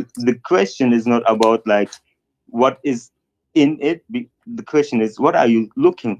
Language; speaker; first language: English; non-native, fluent; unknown